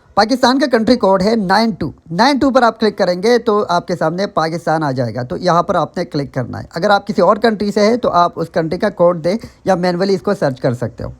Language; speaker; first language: Urdu; non-native, local second language; Pashto